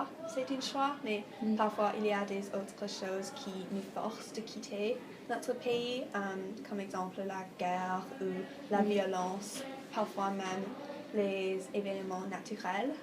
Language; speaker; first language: French; non-native, fluent; English